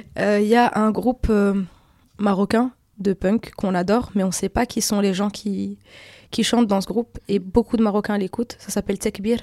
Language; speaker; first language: French; non-native, local second language; Arabic